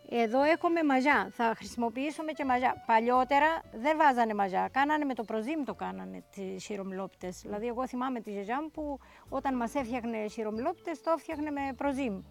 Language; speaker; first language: Greek; native; Greek